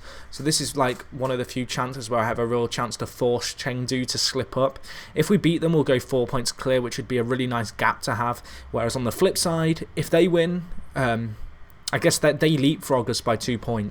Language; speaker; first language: English; native; English